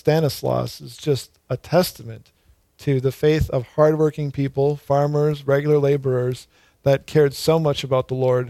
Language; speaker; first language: English; native; English